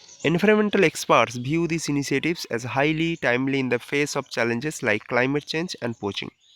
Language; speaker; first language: English; non-native, local second language; Bangla